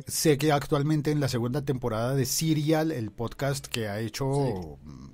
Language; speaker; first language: Spanish; native; Spanish